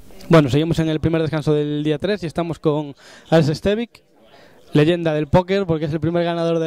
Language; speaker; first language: Spanish; native; Spanish